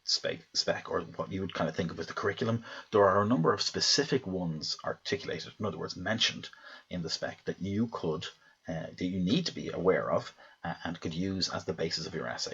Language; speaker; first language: English; native; English